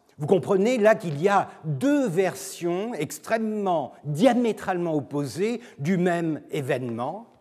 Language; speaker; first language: French; non-native, fluent; Turkish